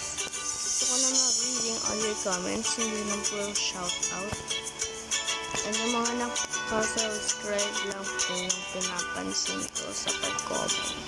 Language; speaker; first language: Filipino; native; Filipino